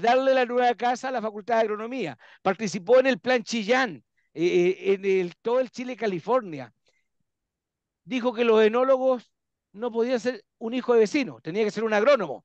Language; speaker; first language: Spanish; native; Spanish